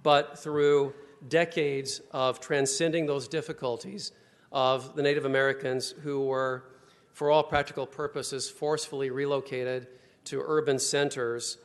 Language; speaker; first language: English; native; English